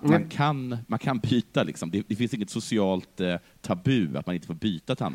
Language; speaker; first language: Swedish; native; Swedish